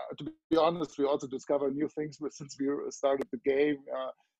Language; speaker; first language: English; non-native, fluent; German